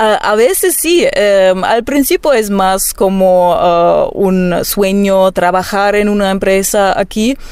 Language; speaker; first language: Spanish; non-native, fluent; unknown